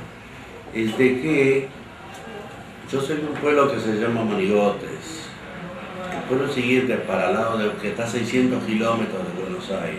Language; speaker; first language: Spanish; native; Spanish